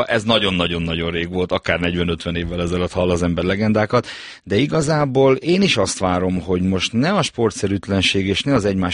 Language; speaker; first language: Hungarian; native; Hungarian